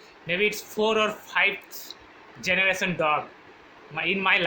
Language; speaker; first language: English; non-native, learner; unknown